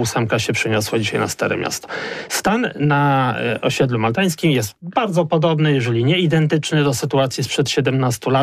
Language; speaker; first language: Polish; native; Polish